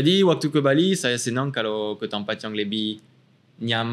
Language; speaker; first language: Indonesian; non-native, fluent; French